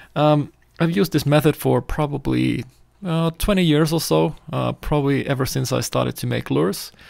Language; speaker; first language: English; non-native, fluent; Finnish